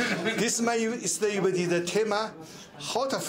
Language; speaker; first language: German; non-native, fluent; Chinese